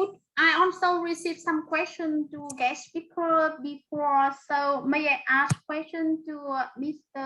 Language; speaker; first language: English; non-native, fluent; Vietnamese